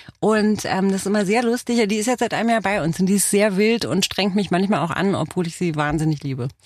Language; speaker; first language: German; early bilingual, other home language; Romanian